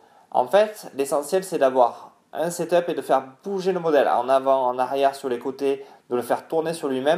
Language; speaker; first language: French; native; French